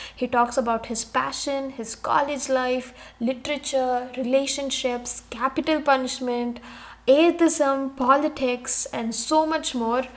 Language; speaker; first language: English; non-native, local second language; Tamil